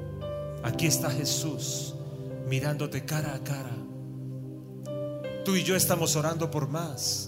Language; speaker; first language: Spanish; native; Spanish